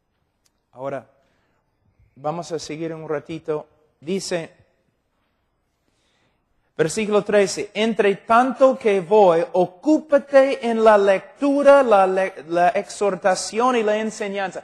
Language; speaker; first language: Spanish; non-native, fluent; English